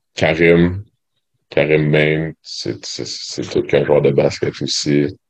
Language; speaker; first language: French; native; French